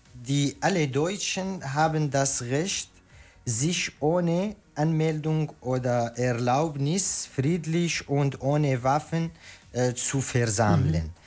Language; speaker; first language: German; non-native, learner; Arabic